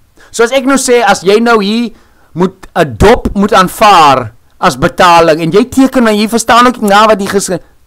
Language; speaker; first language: Afrikaans; early bilingual, heritage; Afrikaans